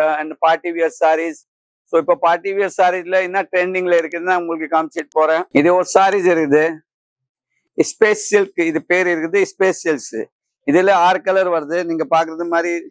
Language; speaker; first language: Tamil; non-native, fluent; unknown